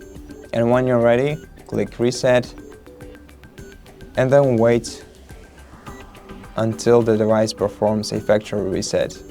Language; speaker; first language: English; non-native, fluent; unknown